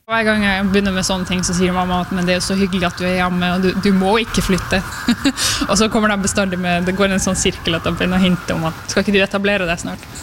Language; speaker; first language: Norwegian; native; Norwegian